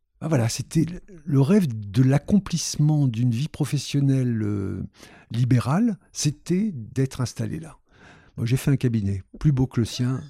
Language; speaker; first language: French; native; French